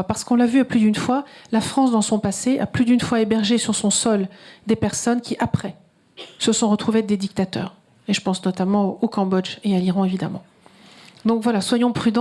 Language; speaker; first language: French; native; French